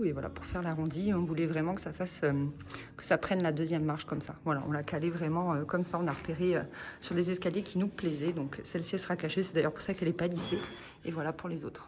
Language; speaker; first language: French; native; French